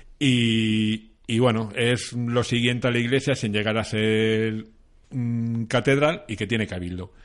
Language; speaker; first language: Spanish; native; Spanish